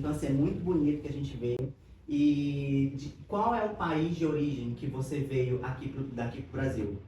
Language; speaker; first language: Portuguese; native; Portuguese